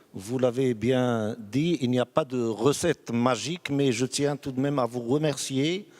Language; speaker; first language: French; non-native, local second language; Arabic